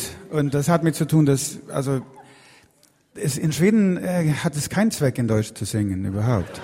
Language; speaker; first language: German; non-native, learner; Swedish